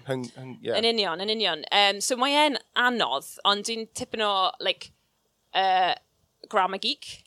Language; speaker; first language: Welsh; non-native, local second language; English